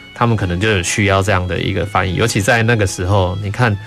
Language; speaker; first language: Chinese; non-native, fluent; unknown